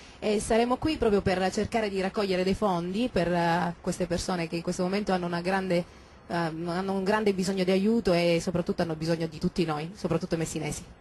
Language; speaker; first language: Italian; native; Italian